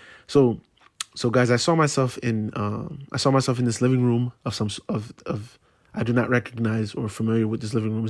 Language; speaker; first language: English; native; English